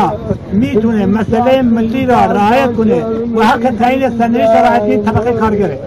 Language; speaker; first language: Persian; non-native, local second language; Central Kurdish